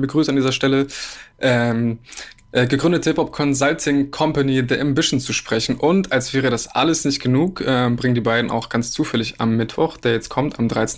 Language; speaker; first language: German; native; German